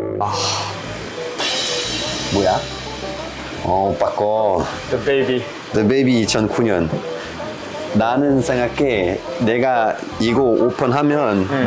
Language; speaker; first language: Korean; non-native, learner; French